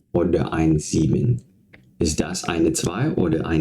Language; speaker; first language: German; non-native, learner; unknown